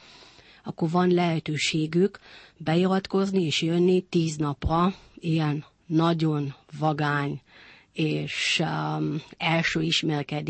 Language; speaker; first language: Hungarian; early bilingual, heritage; Hungarian